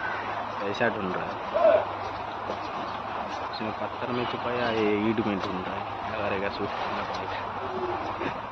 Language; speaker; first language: Hindi; non-native, local second language; Bangla